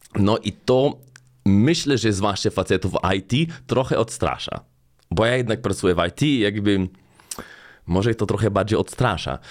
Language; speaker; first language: Polish; non-native, fluent; Slovenian